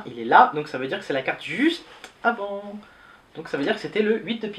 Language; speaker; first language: French; native; French